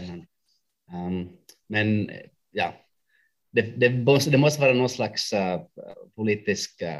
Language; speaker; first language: Swedish; non-native, local second language; Finnish